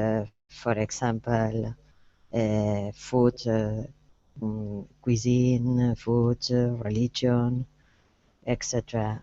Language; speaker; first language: English; non-native, learner; Spanish